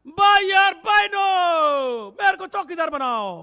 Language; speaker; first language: Hindi; native; Hindi